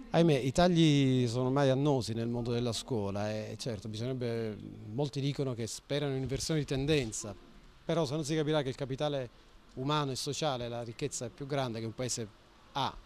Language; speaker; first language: Italian; native; Italian